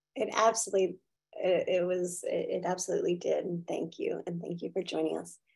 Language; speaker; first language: English; native; English